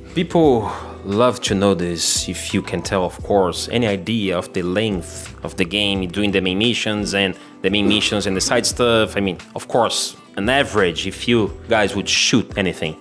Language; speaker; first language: English; non-native, fluent; Portuguese